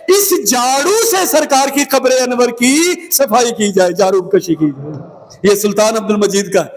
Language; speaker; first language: Urdu; non-native, local second language; Punjabi